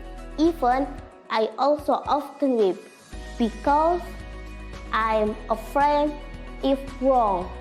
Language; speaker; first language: English; non-native, learner; Indonesian